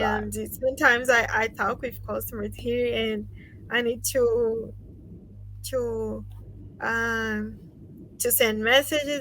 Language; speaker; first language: English; non-native, learner; Portuguese